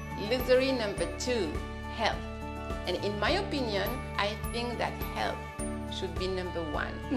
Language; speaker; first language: English; non-native, fluent; French